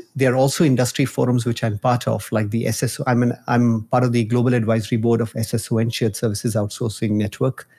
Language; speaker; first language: English; non-native, local second language; Hindi